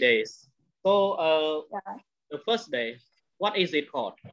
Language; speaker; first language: English; non-native, fluent; Khmer